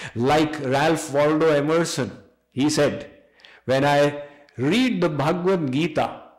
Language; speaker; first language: English; non-native, local second language; Hindi